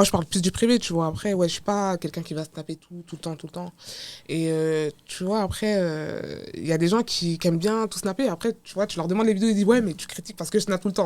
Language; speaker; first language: French; native; French